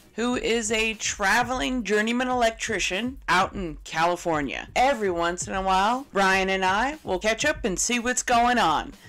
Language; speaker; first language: English; native; English